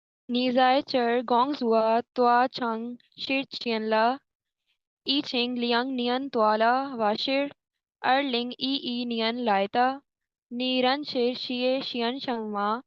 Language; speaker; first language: Chinese; non-native, learner; Urdu